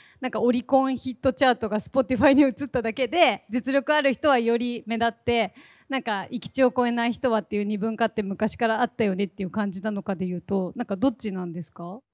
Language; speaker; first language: Japanese; native; Japanese